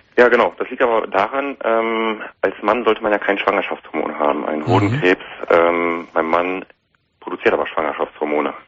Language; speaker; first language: German; native; German